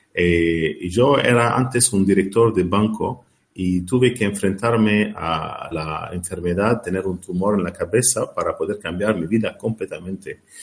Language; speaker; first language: Spanish; non-native, learner; Arabic